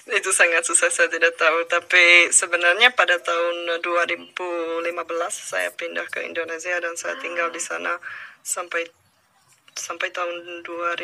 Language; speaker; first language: Indonesian; non-native, fluent; Czech